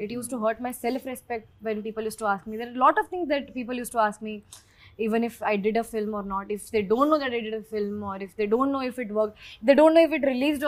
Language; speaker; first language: Telugu; non-native, learner; Hindi